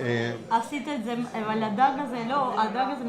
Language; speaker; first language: Hebrew; non-native, fluent; Spanish